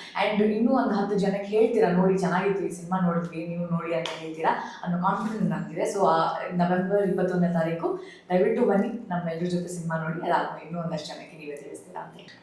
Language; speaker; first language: Kannada; native; Kannada